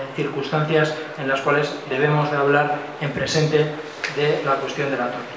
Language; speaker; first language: Spanish; non-native, local second language; Basque